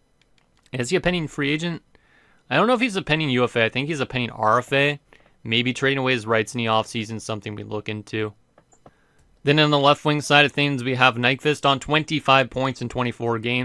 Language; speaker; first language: English; native; English